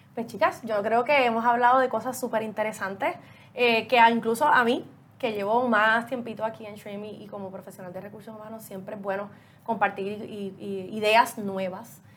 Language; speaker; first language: Spanish; native; Spanish